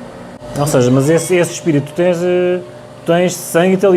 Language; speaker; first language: Portuguese; native; Portuguese